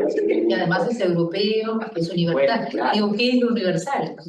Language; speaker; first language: Spanish; native; Spanish